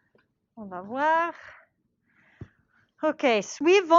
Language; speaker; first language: French; non-native, learner; English